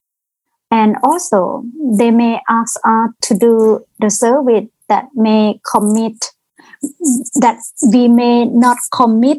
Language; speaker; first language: English; non-native, learner; Thai